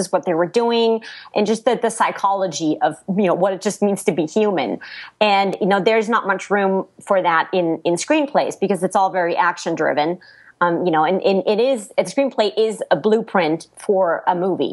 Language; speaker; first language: English; non-native, fluent; German